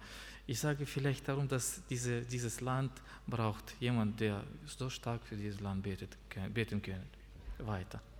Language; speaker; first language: German; non-native, learner; Russian